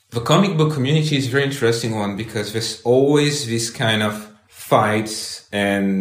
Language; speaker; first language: English; non-native, fluent; French